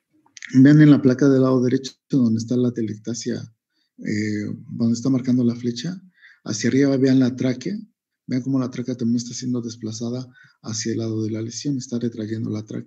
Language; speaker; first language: Spanish; native; Spanish